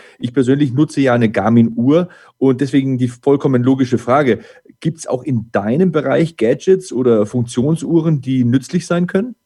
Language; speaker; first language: German; native; German